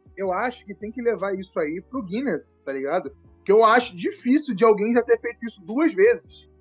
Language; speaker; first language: Portuguese; native; Portuguese